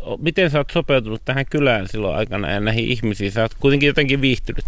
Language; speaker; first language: Finnish; native; Finnish